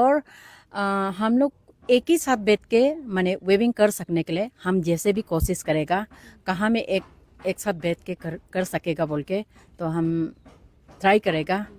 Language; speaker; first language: Hindi; non-native, local second language; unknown